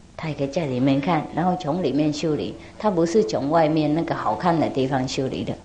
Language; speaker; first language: Chinese; non-native, fluent; Vietnamese